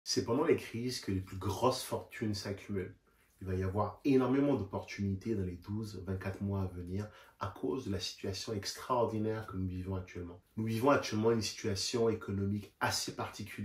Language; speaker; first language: French; native; French